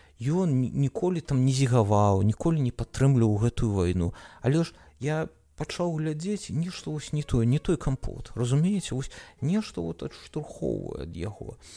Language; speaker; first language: Belarusian; non-native, local second language; Russian